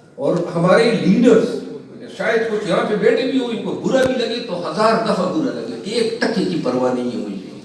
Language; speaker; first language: Urdu; non-native, local second language; Pashto